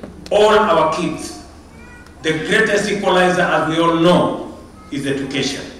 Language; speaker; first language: English; non-native, local second language; Kalenjin